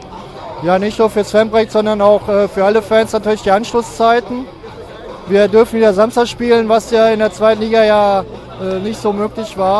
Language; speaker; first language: German; native; German